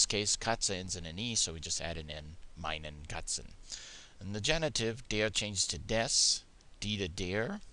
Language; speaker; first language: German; non-native, fluent; English